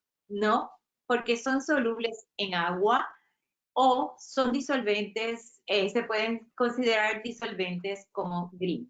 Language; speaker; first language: Spanish; native; Spanish